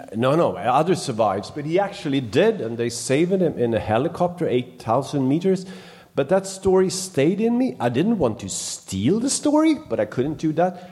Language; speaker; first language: English; non-native, fluent; Swedish